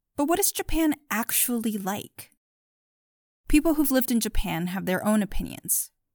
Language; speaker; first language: English; early bilingual, other home language; Japanese